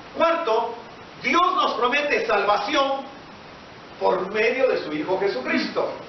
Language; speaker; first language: Spanish; native; Spanish